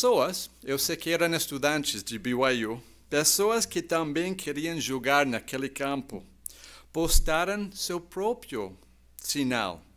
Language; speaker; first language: Portuguese; non-native, fluent; English